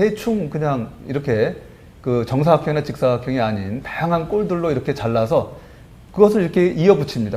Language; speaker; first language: Korean; native; Korean